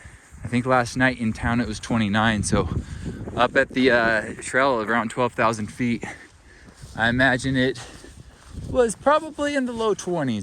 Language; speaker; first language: English; native; English